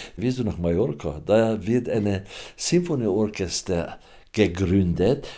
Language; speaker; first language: German; non-native, fluent; Hungarian